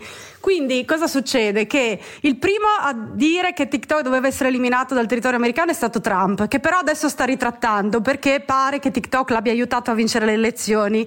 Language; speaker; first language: Italian; native; Italian